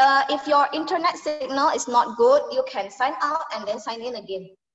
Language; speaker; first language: English; non-native, fluent; Indonesian